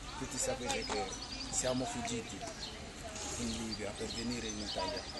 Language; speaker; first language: Italian; non-native, learner; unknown